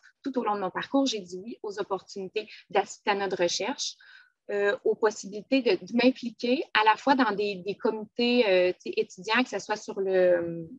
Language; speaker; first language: French; native; French